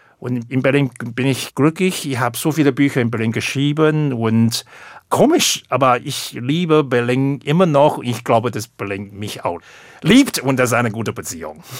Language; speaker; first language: German; non-native, fluent; Chinese